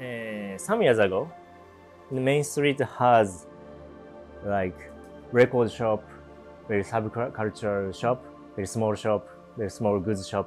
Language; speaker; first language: English; non-native, learner; Japanese